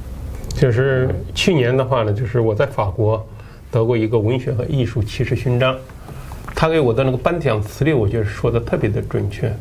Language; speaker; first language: Chinese; native; Chinese